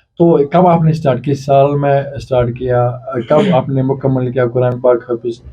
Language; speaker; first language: Urdu; non-native, local second language; Kashmiri